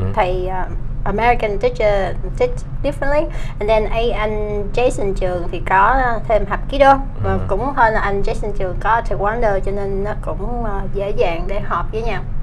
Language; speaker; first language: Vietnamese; early bilingual, heritage; Vietnamese